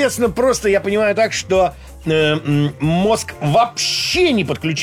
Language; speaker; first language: Russian; native; Russian